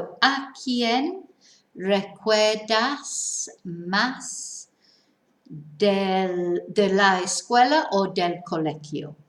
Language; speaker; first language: Spanish; non-native, fluent; English